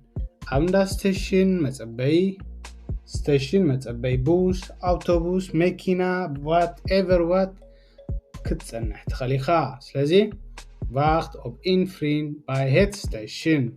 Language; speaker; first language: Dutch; non-native, fluent; Tigrinya